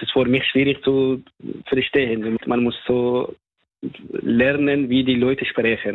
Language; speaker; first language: German; non-native, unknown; Persian